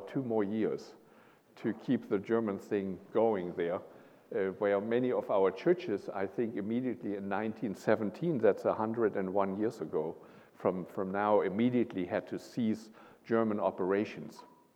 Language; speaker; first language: English; non-native, fluent; German